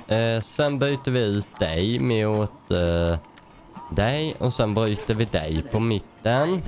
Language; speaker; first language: Swedish; native; Swedish